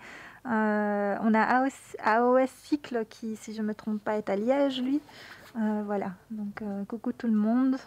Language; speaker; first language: French; native; French